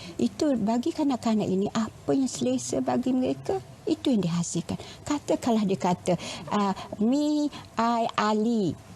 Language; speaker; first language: Malay; native; Malay